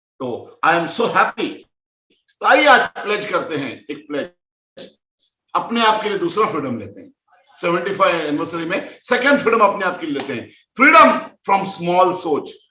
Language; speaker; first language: Hindi; non-native, local second language; Konkani